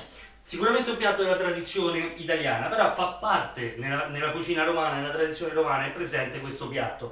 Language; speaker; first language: Italian; native; Italian